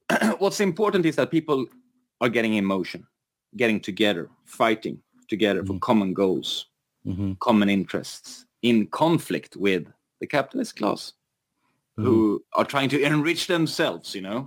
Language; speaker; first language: English; non-native, fluent; Swedish